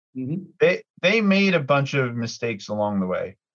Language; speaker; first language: English; early bilingual, other home language; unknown